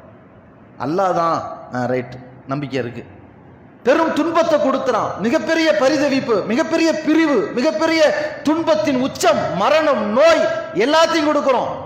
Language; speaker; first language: Tamil; native; Tamil